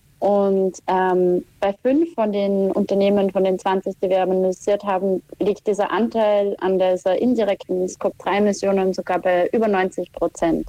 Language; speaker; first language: German; native; German